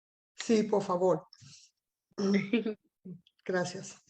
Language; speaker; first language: Spanish; non-native, fluent; English